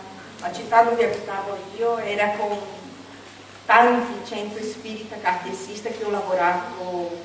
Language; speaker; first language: Italian; non-native, learner; Portuguese